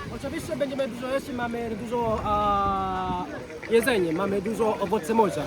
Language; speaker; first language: Polish; non-native, learner; Swahili